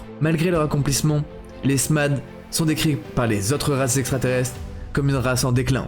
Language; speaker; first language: French; native; French